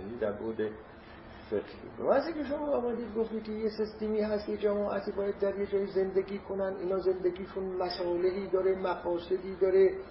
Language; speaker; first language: Persian; non-native, local second language; Azerbaijani